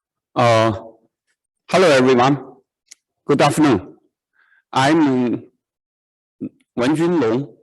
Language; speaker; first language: English; non-native, learner; Chinese